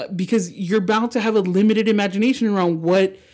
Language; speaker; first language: English; early bilingual, other home language; Spanish